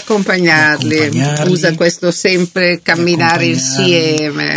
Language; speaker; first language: Italian; native; Italian